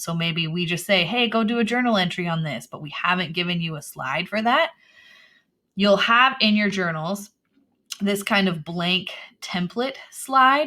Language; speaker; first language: English; native; English